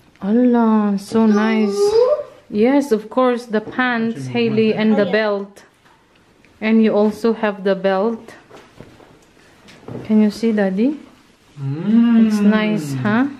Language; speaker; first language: English; non-native, local second language; Filipino